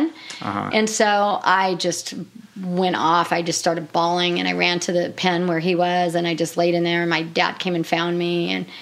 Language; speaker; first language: English; native; English